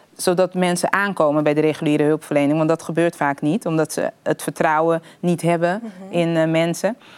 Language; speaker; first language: Dutch; early bilingual, other home language; Papiamento